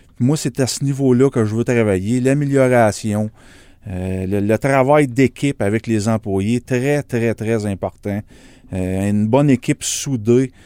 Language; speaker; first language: French; native; French